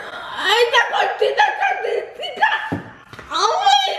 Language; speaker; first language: Spanish; early bilingual, heritage; English